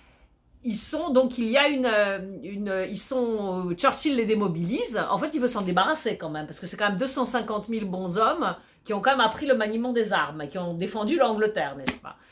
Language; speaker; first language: French; early bilingual, other home language; Polish